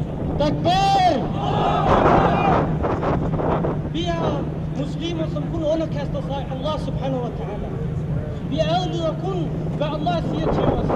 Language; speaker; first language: Danish; non-native, local second language; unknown